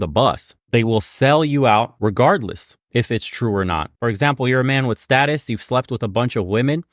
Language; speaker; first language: English; native; English